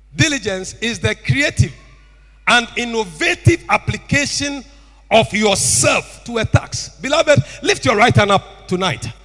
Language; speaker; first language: English; non-native, local second language; Akan